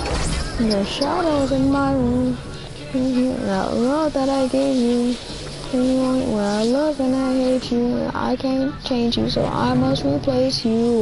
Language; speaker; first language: English; native; English